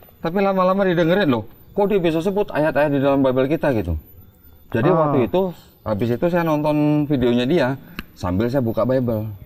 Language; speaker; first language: Indonesian; native; Indonesian